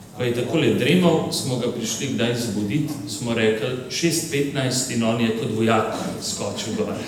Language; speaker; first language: Slovenian; native; Slovenian